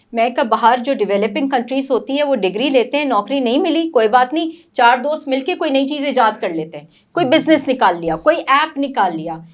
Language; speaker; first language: Urdu; native; Urdu